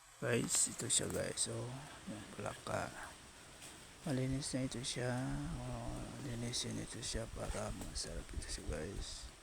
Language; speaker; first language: Filipino; non-native, local second language; Cebuano